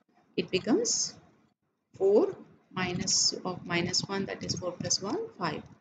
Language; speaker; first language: English; non-native, local second language; Hindi